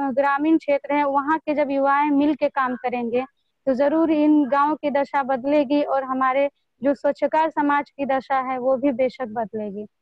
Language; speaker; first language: Hindi; native; Hindi